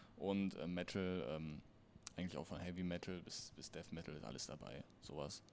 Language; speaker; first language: German; native; German